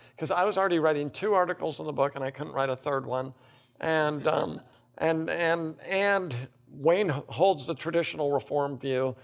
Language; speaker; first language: English; native; English